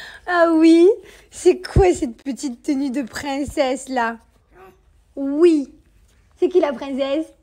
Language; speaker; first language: French; native; French